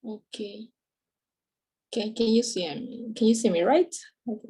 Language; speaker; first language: English; non-native, learner; Spanish